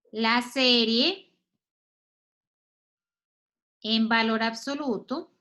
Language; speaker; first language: Spanish; native; Spanish